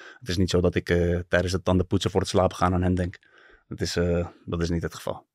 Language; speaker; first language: Dutch; early bilingual, other home language; Turkish